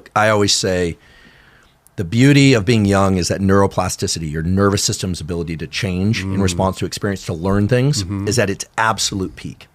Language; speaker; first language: English; native; English